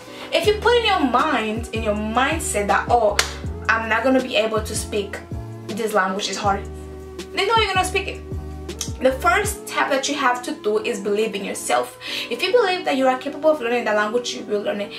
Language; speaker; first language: English; early bilingual, other home language; Portuguese